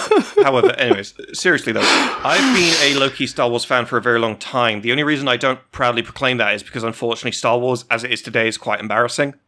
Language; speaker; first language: English; native; English